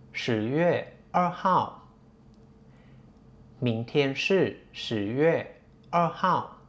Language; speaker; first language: Chinese; non-native, fluent; Thai